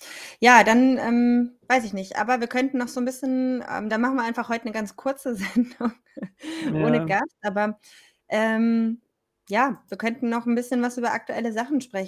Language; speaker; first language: German; native; German